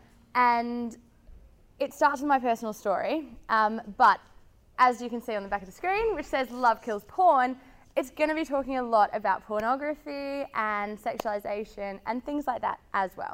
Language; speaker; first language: English; native; English